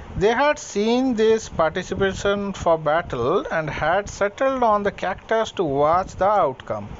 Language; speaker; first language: English; non-native, local second language; Hindi